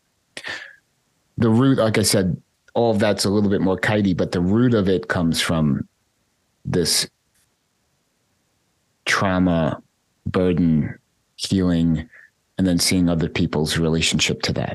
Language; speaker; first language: English; native; English